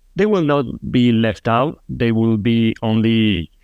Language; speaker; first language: English; non-native, fluent; Spanish